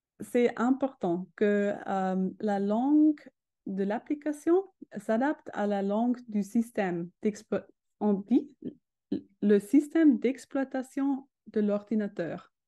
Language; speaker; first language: French; non-native, learner; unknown